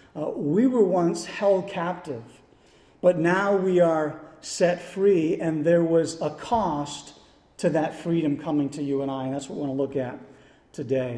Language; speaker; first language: English; native; English